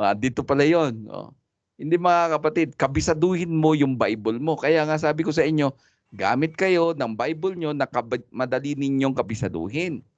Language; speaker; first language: Filipino; non-native, local second language; Cebuano